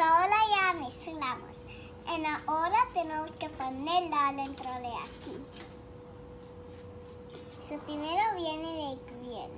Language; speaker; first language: Spanish; early bilingual, heritage; Spanish